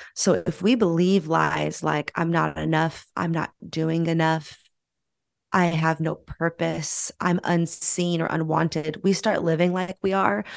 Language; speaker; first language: English; native; English